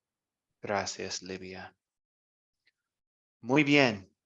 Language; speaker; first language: Spanish; non-native, fluent; English